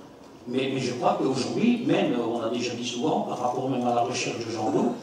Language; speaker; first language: French; native; French